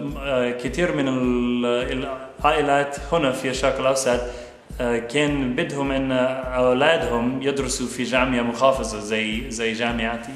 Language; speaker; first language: Arabic; non-native, fluent; English